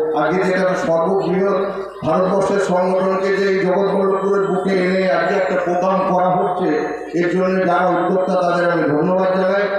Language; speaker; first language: Bangla; native; Bangla